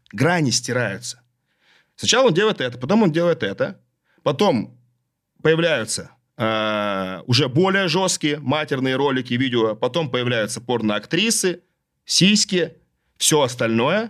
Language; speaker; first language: Russian; native; Russian